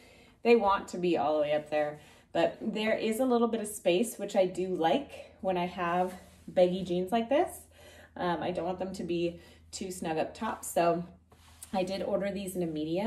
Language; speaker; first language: English; native; English